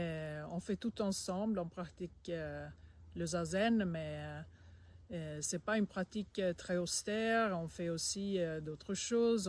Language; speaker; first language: French; non-native, fluent; Swedish